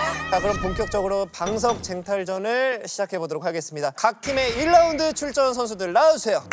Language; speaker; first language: Korean; native; Korean